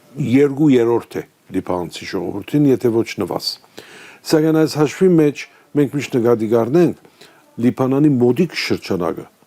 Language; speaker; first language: Armenian; early bilingual, heritage; Armenian